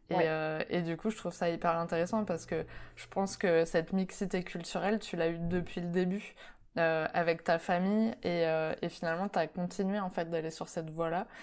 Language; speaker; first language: French; native; French